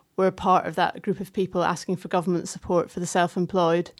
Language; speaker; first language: English; native; English